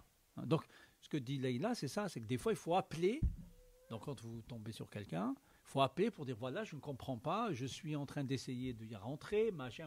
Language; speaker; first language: French; native; French